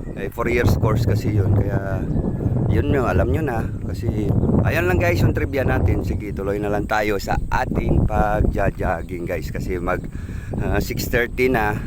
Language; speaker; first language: Filipino; non-native, local second language; Cebuano